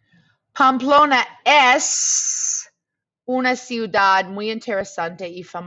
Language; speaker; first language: Spanish; non-native, fluent; English